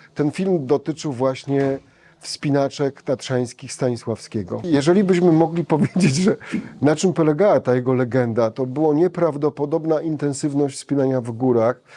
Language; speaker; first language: Polish; native; Polish